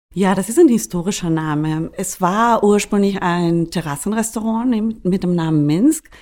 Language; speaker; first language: German; non-native, fluent; Spanish